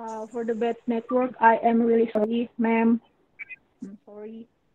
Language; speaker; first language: English; non-native, learner; Indonesian